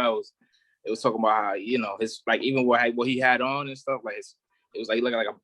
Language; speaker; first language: English; native; English